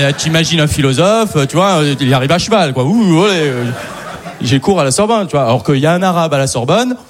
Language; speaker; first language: French; early bilingual, other home language; Arabic